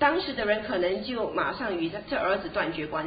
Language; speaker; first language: Chinese; native; Chinese